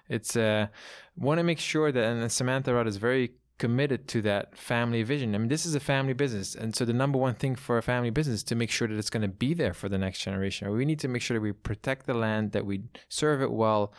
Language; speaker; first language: English; non-native, fluent; Dutch